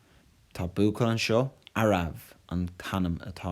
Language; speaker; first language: Irish; non-native, local second language; English